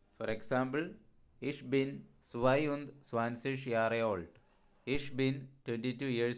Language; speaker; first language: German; non-native, learner; Malayalam